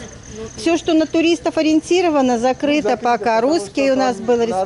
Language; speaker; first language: Russian; native; Russian